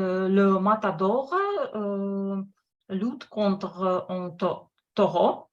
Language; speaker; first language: French; non-native, fluent; Russian